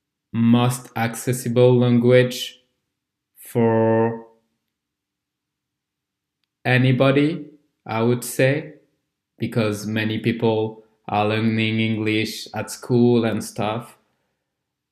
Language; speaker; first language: English; non-native, fluent; French